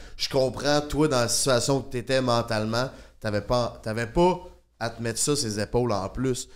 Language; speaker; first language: French; native; French